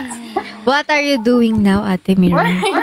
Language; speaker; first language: English; non-native, local second language; Filipino